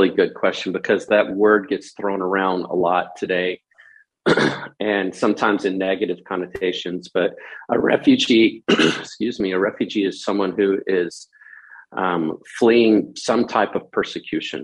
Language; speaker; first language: English; native; English